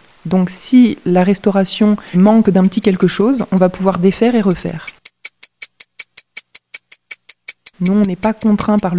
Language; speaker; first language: French; native; French